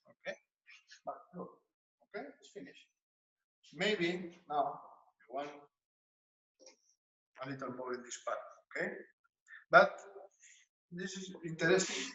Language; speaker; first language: English; non-native, learner; Spanish